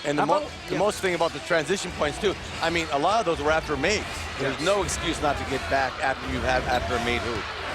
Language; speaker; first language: English; native; English